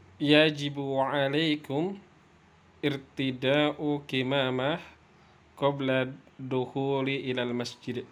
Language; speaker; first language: Arabic; non-native, learner; Indonesian